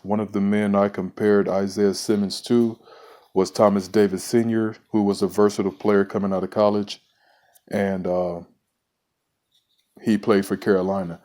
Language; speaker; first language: English; native; English